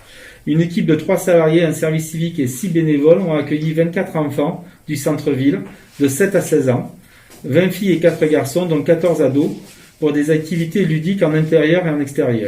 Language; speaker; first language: French; native; French